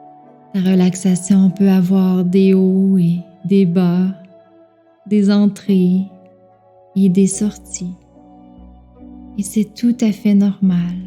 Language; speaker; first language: French; native; French